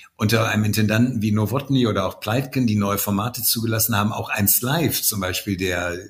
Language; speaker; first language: German; native; German